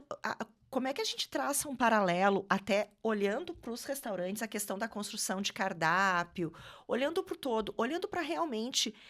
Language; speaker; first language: Portuguese; native; Portuguese